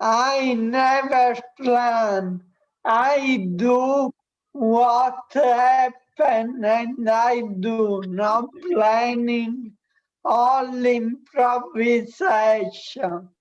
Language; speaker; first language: English; non-native, learner; Italian